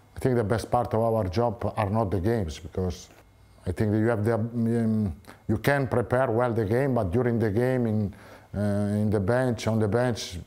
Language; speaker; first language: English; non-native, fluent; Italian